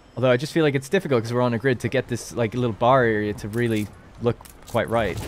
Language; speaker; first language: English; native; English